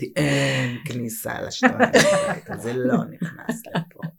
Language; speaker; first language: Hebrew; native; Hebrew